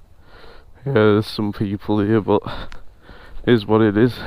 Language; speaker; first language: English; native; English